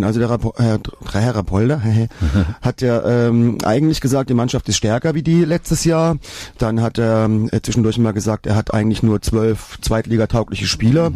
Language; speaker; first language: German; native; German